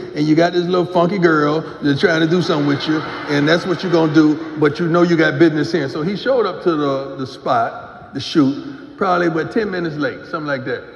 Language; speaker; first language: English; native; English